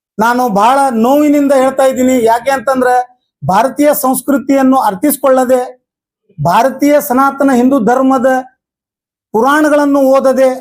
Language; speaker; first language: Kannada; non-native, local second language; Urdu